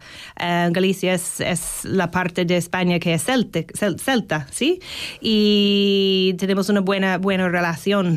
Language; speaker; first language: Spanish; non-native, fluent; English